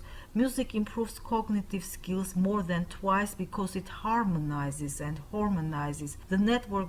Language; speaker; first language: English; non-native, fluent; Armenian